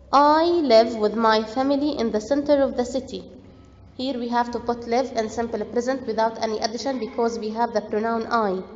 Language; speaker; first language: English; non-native, fluent; Arabic